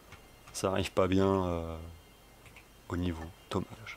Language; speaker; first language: French; native; French